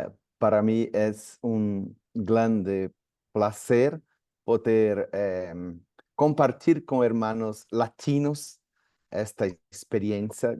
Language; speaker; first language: Spanish; non-native, learner; Portuguese